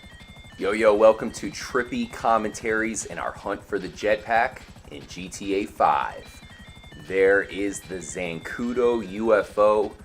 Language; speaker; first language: English; native; English